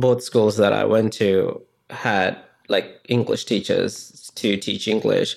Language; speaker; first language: English; non-native, local second language; Sinhala